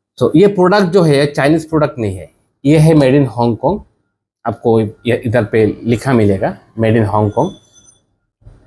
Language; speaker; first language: Hindi; non-native, learner; Bangla